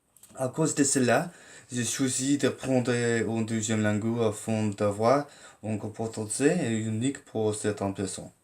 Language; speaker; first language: French; non-native, learner; English